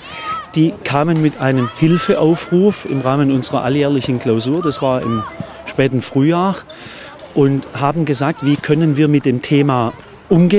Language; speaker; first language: German; native; German